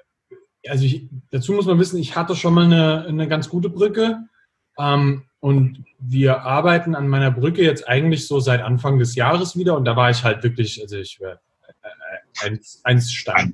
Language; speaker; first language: German; native; German